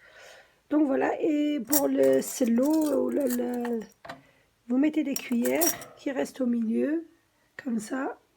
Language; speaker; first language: French; native; French